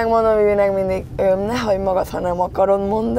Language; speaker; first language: Hungarian; early bilingual, heritage; Spanish